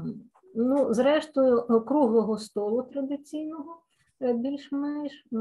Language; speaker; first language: Ukrainian; native; Ukrainian